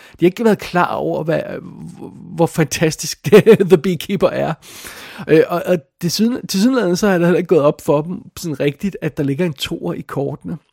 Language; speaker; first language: Danish; native; Danish